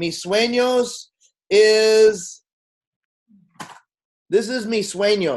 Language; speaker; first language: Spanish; non-native, learner; English